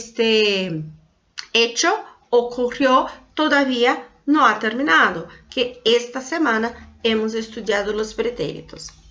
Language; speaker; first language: Spanish; non-native, fluent; Portuguese